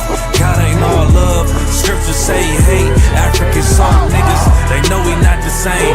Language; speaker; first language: English; native; English